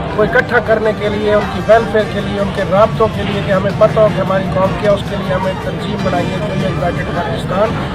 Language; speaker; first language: Urdu; non-native, local second language; Punjabi